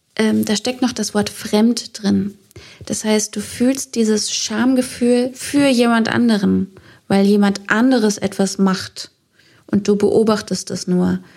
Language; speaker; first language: German; native; German